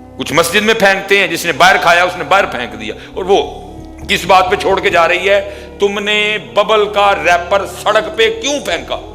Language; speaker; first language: Urdu; non-native, local second language; Punjabi